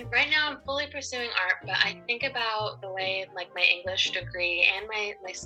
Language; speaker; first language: English; native; English